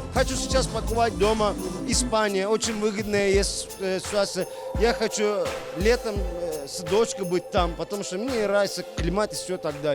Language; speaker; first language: Russian; non-native, learner; Turkish